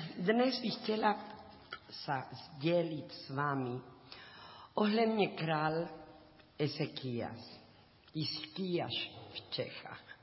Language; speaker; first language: Czech; non-native, learner; Spanish